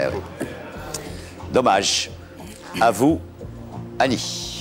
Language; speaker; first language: French; native; French